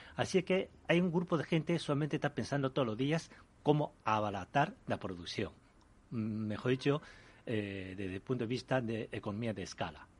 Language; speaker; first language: Spanish; early bilingual, other home language; Chinese